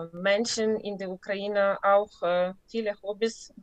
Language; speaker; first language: German; non-native, learner; Ukrainian